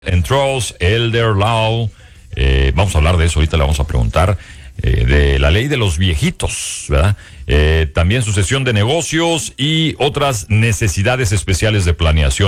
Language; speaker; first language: Spanish; native; Spanish